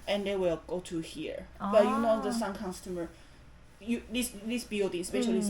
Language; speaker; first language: English; non-native, learner; Chinese